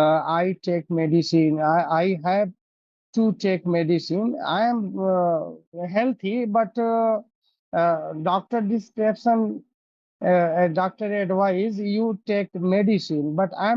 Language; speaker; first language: English; non-native, learner; Hindi